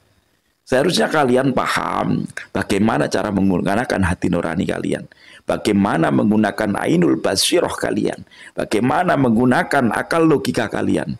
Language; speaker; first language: Indonesian; non-native, local second language; Javanese